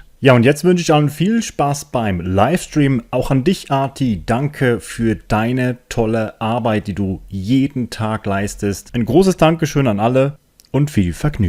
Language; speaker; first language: German; native; German